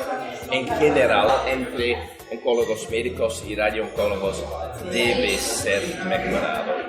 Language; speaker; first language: Spanish; non-native, fluent; Dutch